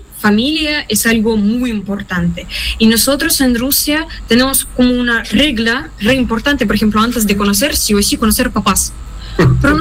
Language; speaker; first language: Spanish; non-native, fluent; Russian